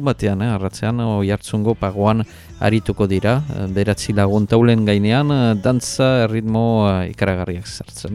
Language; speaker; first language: Basque; native; Basque